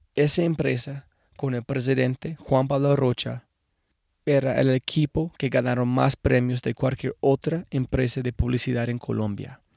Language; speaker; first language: Spanish; non-native, learner; English